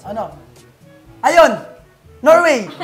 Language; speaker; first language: Filipino; native; Filipino